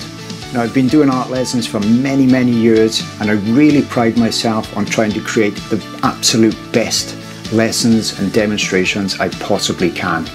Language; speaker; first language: English; native; English